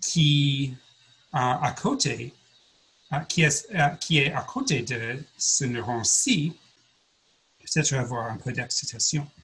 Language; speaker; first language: French; non-native, learner; English